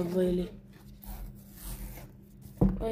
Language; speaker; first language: Hebrew; native; Hebrew